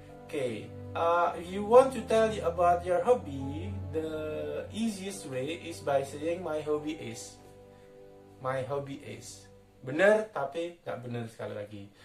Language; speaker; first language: English; non-native, fluent; Indonesian